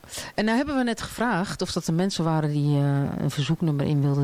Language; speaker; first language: Dutch; native; Dutch